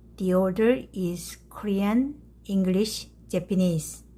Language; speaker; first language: English; non-native, learner; Korean